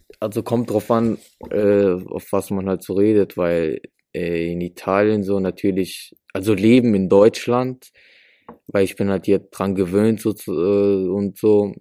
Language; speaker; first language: German; early bilingual, other home language; Italian